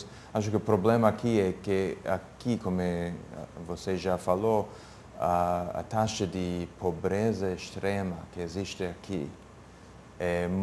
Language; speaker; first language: Portuguese; non-native, fluent; English